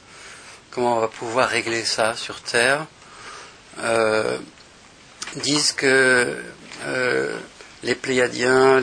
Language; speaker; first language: French; native; French